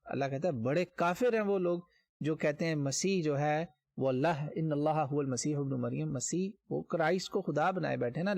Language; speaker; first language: Urdu; native; Urdu